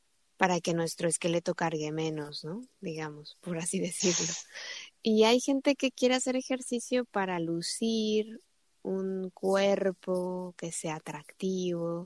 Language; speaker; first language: Spanish; native; Spanish